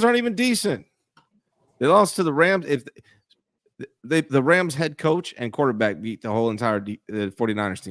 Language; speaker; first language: English; native; English